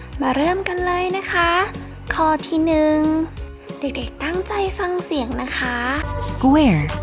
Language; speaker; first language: Thai; native; Thai